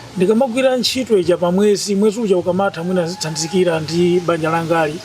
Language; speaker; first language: Nyanja; native; Nyanja